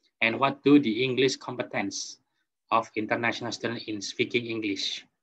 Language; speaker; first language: English; non-native, fluent; Indonesian